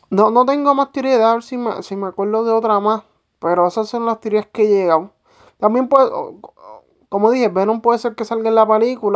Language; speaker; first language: Spanish; native; Spanish